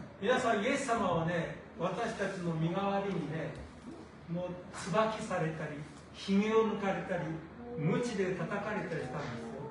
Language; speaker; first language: Japanese; native; Japanese